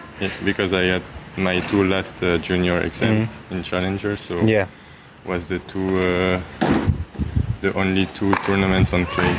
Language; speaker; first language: English; non-native, learner; French